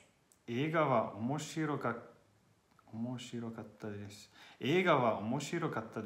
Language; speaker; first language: Japanese; non-native, learner; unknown